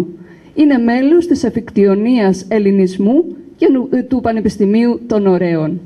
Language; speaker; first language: Greek; native; Greek